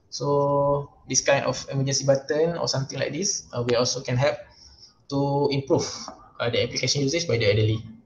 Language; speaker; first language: English; non-native, local second language; Malay